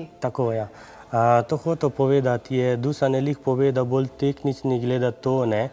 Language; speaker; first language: Slovenian; non-native, learner; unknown